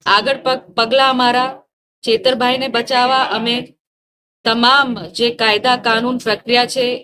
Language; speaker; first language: Gujarati; non-native, local second language; Rathawi